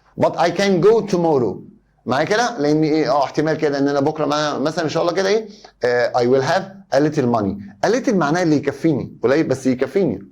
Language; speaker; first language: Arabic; native; Arabic